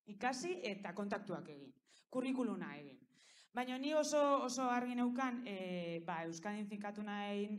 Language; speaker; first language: Basque; native; Basque